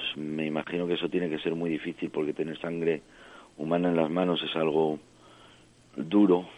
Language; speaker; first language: Spanish; early bilingual, heritage; French